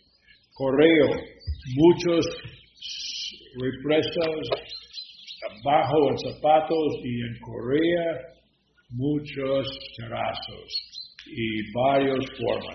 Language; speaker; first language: Spanish; non-native, learner; English